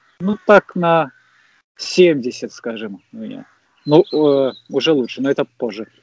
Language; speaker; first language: Russian; native; Russian